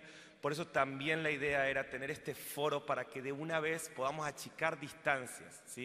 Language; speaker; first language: Spanish; native; Spanish